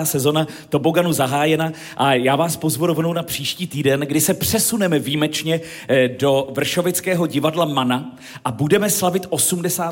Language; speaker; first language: Czech; native; Czech